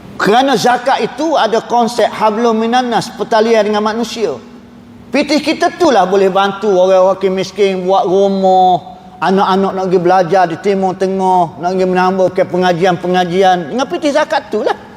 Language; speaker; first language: Malay; native; Malay